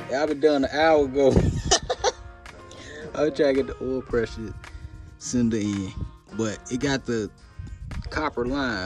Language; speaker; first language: English; native; English